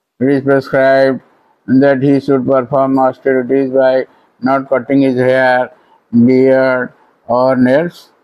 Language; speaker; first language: English; non-native, local second language; Odia